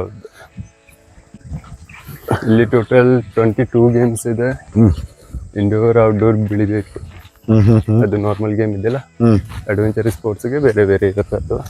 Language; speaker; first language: Kannada; non-native, local second language; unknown